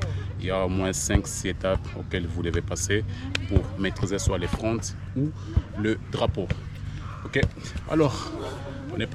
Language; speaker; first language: French; native; French